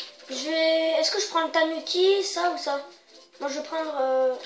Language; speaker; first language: French; native; French